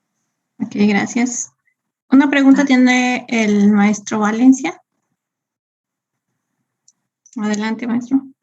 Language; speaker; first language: Spanish; native; Spanish